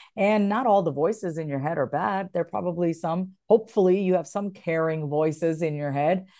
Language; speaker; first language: English; native; English